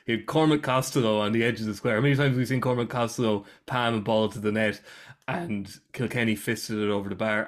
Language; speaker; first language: English; native; English